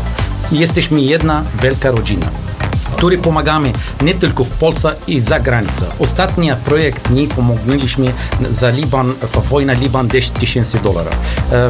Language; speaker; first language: Polish; non-native, learner; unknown